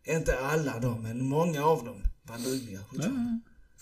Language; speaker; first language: Swedish; early bilingual, other home language; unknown